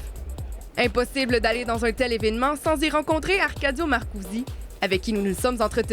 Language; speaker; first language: French; native; French